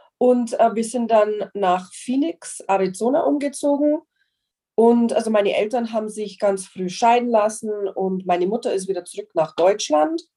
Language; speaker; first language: German; non-native, fluent; English